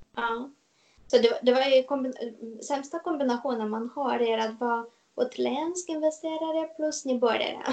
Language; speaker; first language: Swedish; non-native, fluent; Romanian